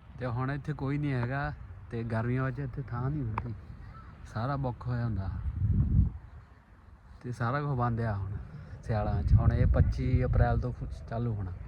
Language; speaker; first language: Punjabi; native; Punjabi